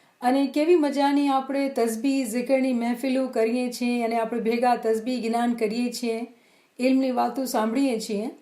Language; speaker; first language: Gujarati; early bilingual, heritage; Gujarati